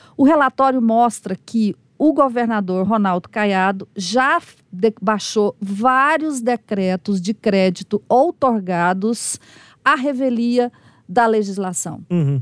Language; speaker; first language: Portuguese; native; Portuguese